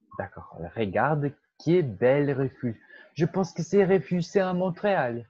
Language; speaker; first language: French; non-native, fluent; Portuguese